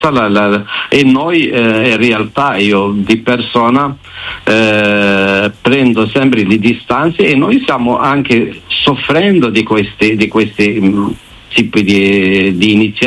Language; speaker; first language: Italian; non-native, fluent; Arabic